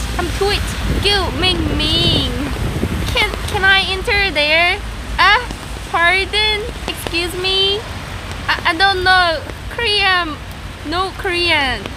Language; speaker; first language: English; non-native, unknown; Korean